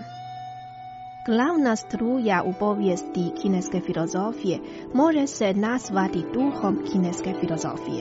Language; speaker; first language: Croatian; non-native, fluent; Chinese